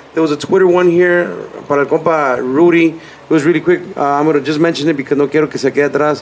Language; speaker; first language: English; early bilingual, other home language; Spanish